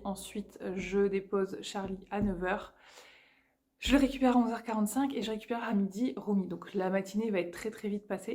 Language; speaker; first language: French; native; French